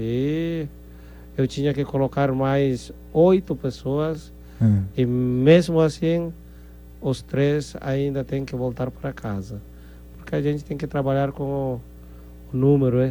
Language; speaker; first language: Portuguese; non-native, fluent; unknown